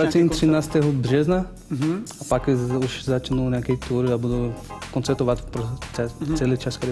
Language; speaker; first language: Czech; non-native, learner; Portuguese